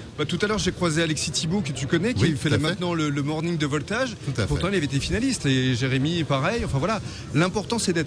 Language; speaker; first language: French; native; French